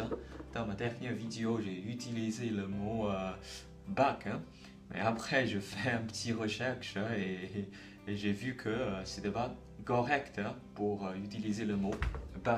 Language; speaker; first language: French; non-native, learner; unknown